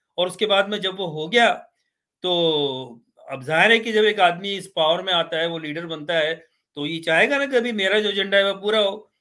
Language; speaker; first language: Urdu; native; Urdu